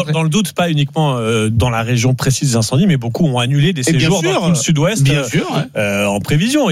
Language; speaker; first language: French; native; French